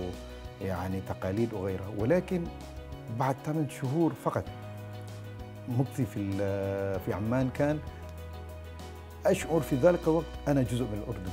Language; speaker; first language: Arabic; non-native, fluent; Malay